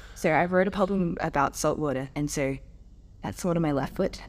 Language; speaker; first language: English; native; English